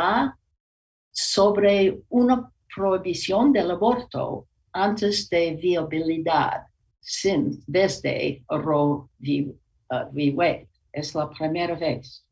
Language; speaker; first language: Spanish; non-native, learner; English